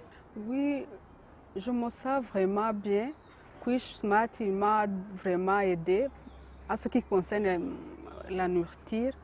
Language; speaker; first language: French; non-native, local second language; Kinyarwanda